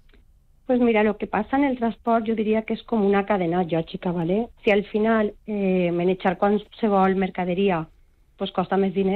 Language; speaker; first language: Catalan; non-native, local second language; Spanish